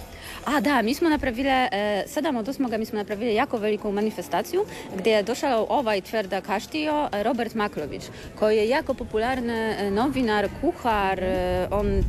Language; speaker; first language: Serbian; non-native, learner; Polish